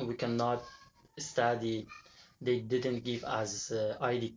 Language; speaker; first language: English; non-native, learner; Persian